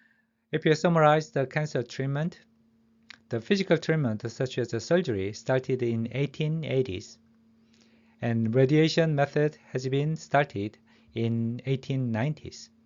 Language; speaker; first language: English; non-native, fluent; Korean